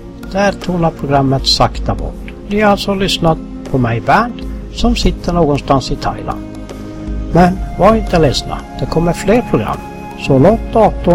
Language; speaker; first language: Swedish; native; Swedish